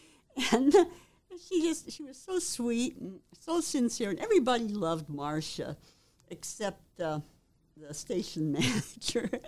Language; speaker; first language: English; native; English